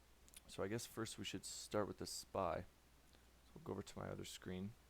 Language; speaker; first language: English; native; English